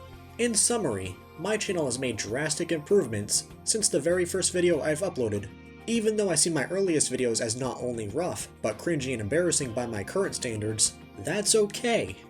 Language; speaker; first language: English; native; English